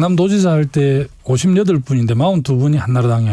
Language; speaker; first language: Korean; native; Korean